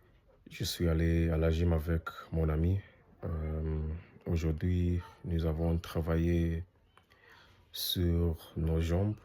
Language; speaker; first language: French; non-native, learner; English